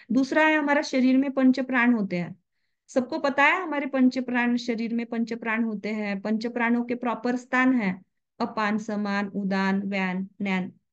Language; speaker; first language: Hindi; native; Hindi